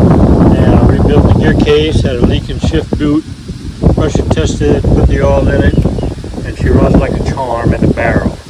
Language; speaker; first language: English; native; English